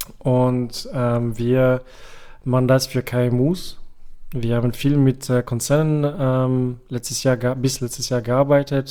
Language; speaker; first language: German; non-native, fluent; French